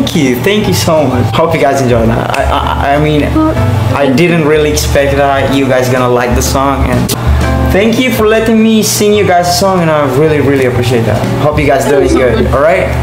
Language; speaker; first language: English; non-native, local second language; Filipino